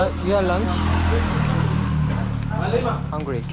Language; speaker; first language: English; non-native, learner; Korean